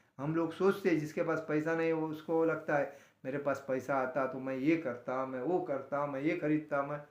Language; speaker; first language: Hindi; non-native, local second language; Marathi